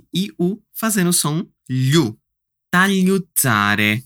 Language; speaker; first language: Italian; non-native, fluent; Portuguese